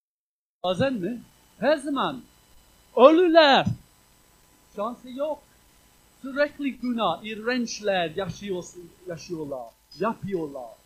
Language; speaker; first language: Turkish; non-native, fluent; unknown